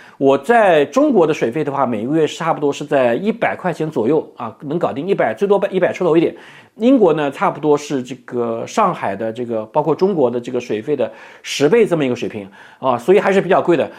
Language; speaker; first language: Chinese; native; Chinese